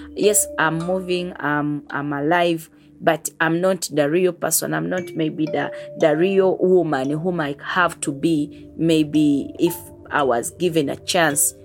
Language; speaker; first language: English; non-native, fluent; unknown